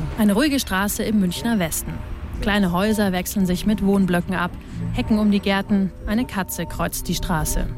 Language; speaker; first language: German; native; German